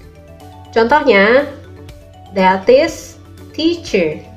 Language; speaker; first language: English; non-native, learner; Indonesian